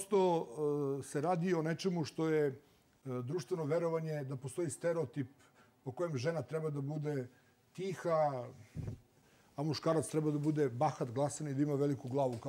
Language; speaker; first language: Serbian; native; Serbian